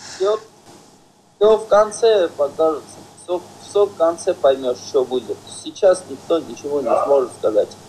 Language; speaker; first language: Russian; non-native, fluent; Armenian